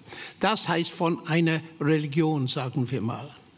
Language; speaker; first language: German; non-native, fluent; English